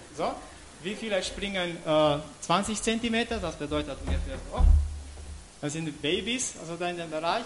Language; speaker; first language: German; non-native, fluent; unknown